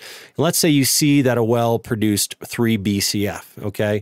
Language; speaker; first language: English; native; English